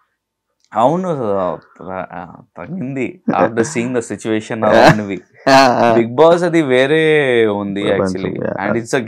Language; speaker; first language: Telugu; non-native, learner; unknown